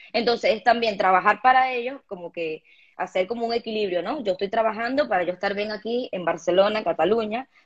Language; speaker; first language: Spanish; native; Spanish